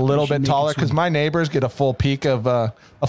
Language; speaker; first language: English; native; English